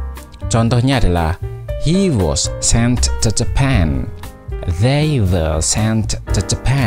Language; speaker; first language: English; non-native, fluent; Indonesian